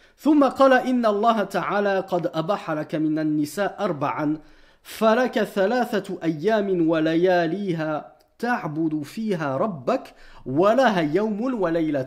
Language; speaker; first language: Arabic; non-native, fluent; French